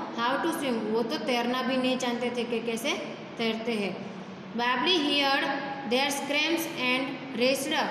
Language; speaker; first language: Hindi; non-native, local second language; Gujarati